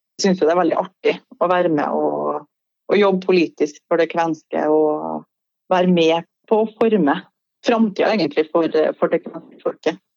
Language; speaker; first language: Norwegian; native; Norwegian